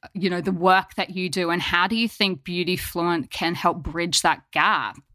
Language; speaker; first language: English; native; English